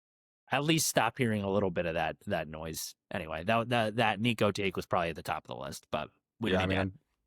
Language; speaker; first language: English; native; English